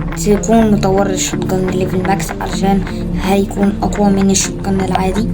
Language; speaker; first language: Arabic; native; Arabic